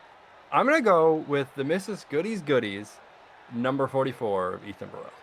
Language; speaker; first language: English; native; English